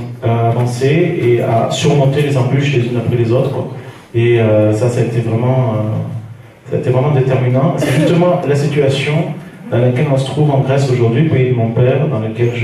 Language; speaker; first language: French; native; French